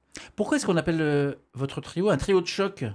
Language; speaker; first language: French; native; French